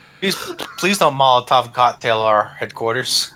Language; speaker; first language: English; native; English